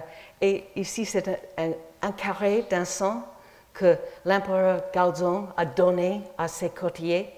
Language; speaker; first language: French; non-native, fluent; English